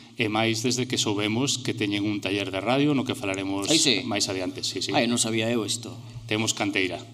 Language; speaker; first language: Galician; non-native, local second language; Spanish